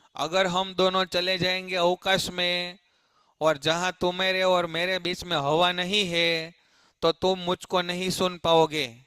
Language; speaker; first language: Hindi; non-native, local second language; Gujarati